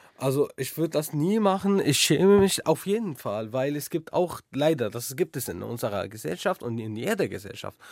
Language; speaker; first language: German; non-native, learner; Arabic